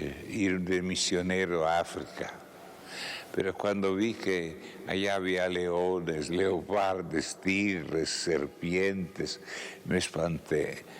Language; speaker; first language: Spanish; non-native, fluent; Italian